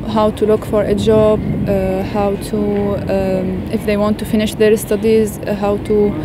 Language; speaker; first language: English; non-native, fluent; Arabic